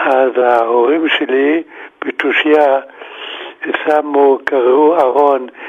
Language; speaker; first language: Hebrew; non-native, fluent; German